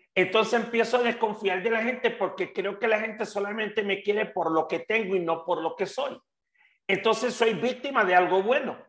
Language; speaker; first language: Spanish; native; Spanish